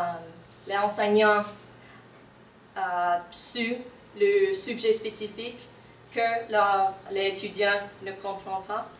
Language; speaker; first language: French; non-native, learner; English